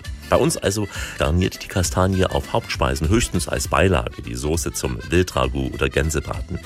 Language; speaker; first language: German; native; German